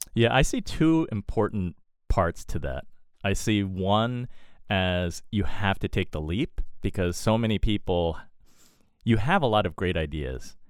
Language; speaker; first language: English; native; English